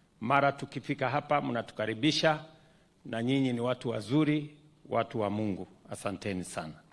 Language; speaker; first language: Swahili; non-native, local second language; Kalenjin